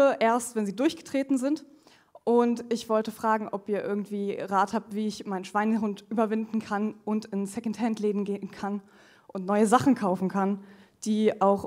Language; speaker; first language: German; native; German